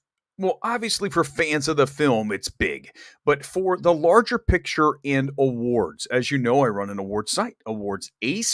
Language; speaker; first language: English; native; English